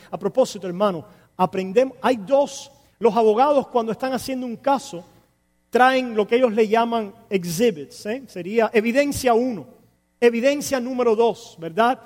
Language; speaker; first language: Spanish; native; Spanish